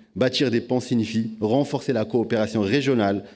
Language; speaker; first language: French; non-native, local second language; Arabic